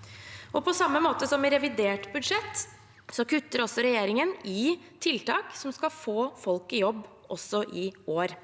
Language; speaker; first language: Norwegian; native; Norwegian